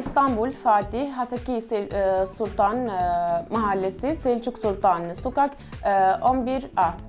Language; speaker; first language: Turkish; non-native, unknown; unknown